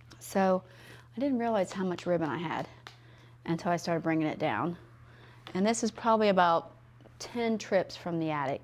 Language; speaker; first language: English; native; English